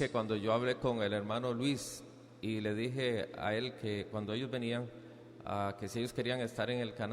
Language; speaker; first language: Spanish; native; Spanish